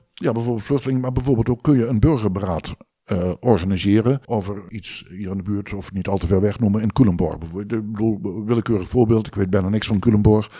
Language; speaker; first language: Dutch; native; Dutch